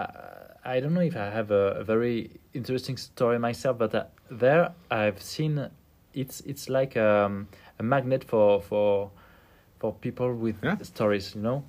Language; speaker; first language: English; non-native, fluent; French